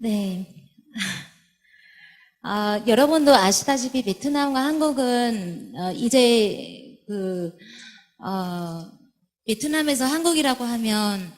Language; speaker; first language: Korean; non-native, fluent; Vietnamese